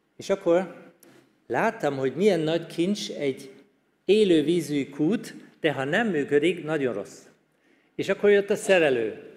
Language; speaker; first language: Hungarian; non-native, fluent; German